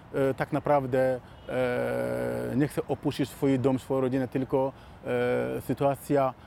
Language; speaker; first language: Polish; non-native, fluent; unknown